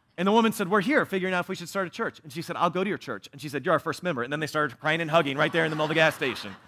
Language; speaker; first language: English; native; English